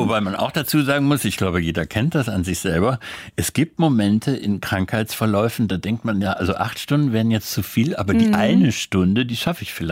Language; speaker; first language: German; native; German